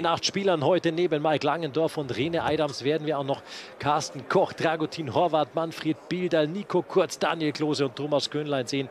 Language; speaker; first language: German; native; German